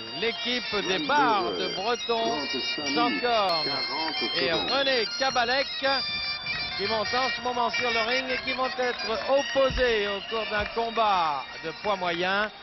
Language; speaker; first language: French; native; French